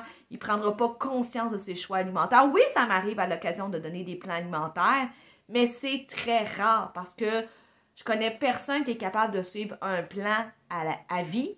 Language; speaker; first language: French; native; French